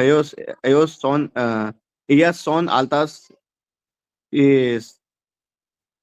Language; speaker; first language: Spanish; non-native, learner; Hindi